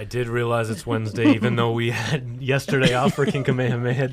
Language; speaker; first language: English; native; English